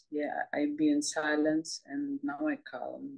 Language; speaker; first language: English; non-native, learner; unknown